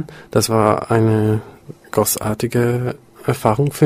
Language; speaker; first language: German; non-native, fluent; Polish